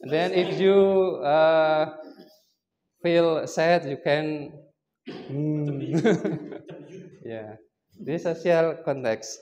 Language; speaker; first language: English; non-native, learner; Indonesian